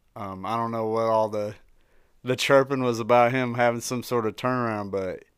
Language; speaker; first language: English; native; English